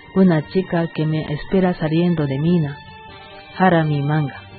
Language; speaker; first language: Spanish; non-native, learner; Japanese